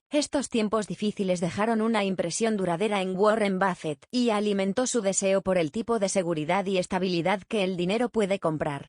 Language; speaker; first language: Spanish; native; Spanish